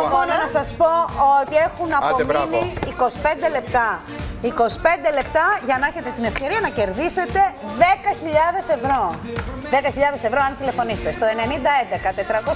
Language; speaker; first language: Greek; native; Greek